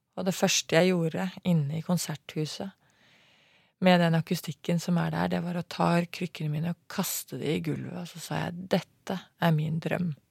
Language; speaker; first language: Norwegian; native; Norwegian